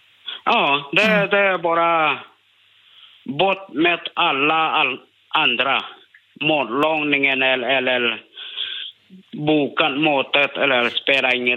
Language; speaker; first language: Swedish; non-native, learner; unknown